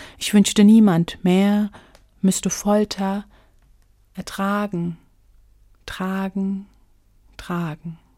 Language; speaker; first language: German; early bilingual, other home language; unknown